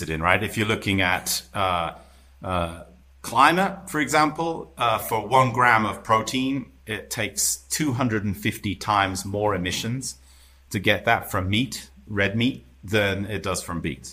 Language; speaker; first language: English; native; English